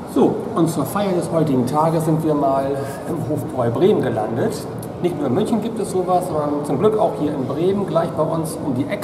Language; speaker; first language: German; native; German